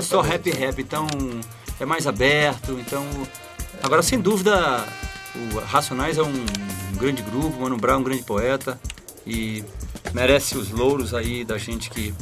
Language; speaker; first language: Portuguese; native; Portuguese